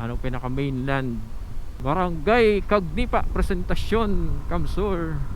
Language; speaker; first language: Filipino; non-native, local second language; Bikol